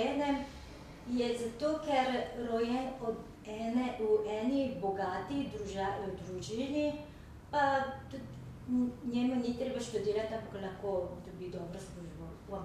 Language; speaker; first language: Slovenian; non-native, learner; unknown